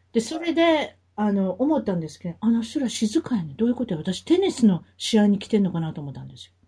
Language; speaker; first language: Japanese; native; Japanese